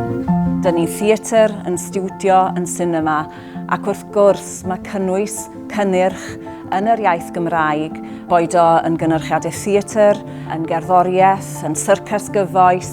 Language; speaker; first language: Welsh; native; Welsh